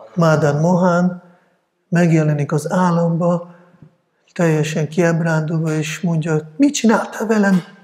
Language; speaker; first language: Hungarian; non-native, fluent; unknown